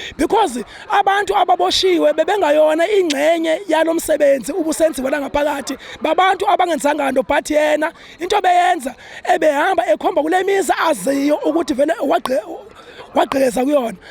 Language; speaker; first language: Zulu; non-native, local second language; Xhosa